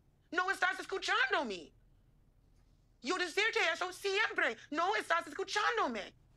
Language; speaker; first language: Spanish; non-native, learner; English